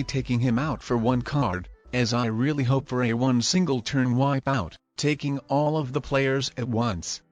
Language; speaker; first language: English; non-native, fluent; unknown